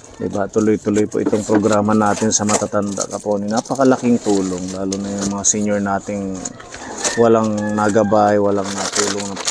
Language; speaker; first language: Filipino; non-native, local second language; Waray